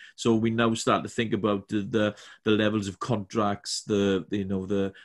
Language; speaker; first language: English; native; English